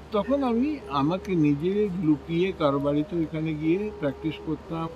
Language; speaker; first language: Bangla; non-native, fluent; Hindi